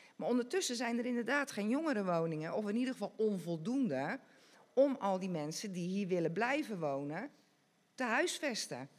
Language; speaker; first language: Dutch; native; Dutch